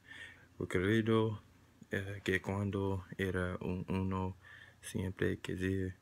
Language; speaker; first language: Spanish; non-native, learner; English